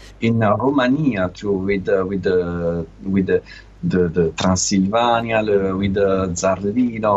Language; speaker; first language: English; non-native, learner; Italian